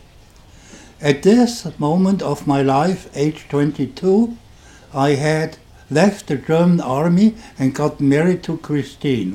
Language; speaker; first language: English; non-native, fluent; German